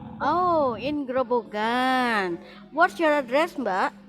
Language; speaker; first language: English; non-native, fluent; Indonesian